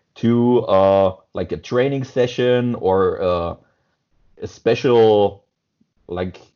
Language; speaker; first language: English; non-native, fluent; German